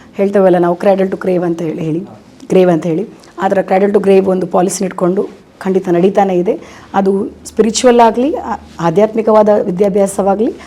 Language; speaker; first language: Kannada; non-native, local second language; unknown